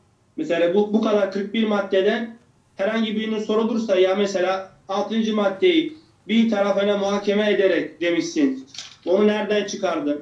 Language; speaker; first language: Turkish; native; Turkish